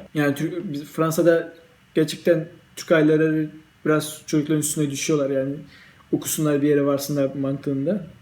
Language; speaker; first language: Turkish; early bilingual, heritage; Turkish